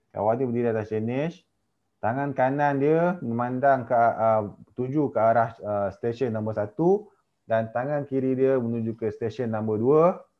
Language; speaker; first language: Malay; native; Malay